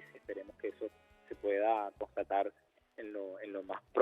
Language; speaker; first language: Spanish; native; Spanish